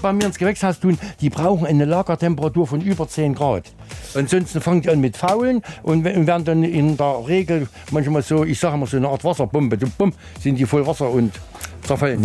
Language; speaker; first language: German; native; German